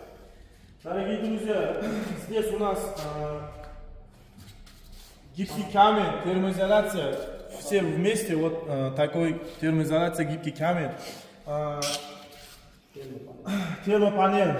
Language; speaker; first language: Russian; non-native, learner; Uzbek